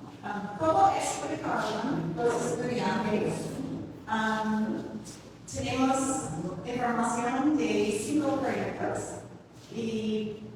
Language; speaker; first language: Spanish; non-native, learner; English